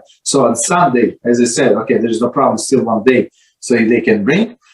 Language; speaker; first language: English; non-native, fluent; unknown